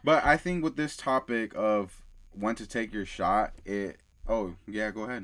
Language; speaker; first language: English; early bilingual, other home language; Spanish